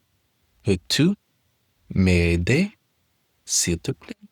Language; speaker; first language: French; non-native, learner; English